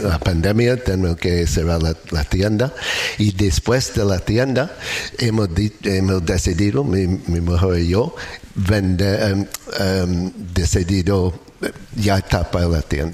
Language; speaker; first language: Spanish; non-native, learner; English